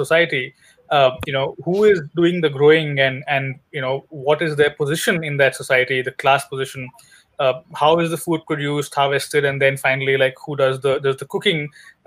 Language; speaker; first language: English; non-native, local second language; Hindi